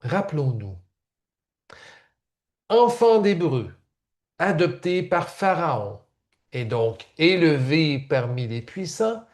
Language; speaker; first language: French; native; French